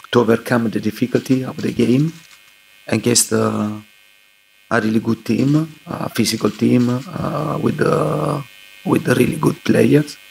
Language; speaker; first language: English; non-native, learner; Italian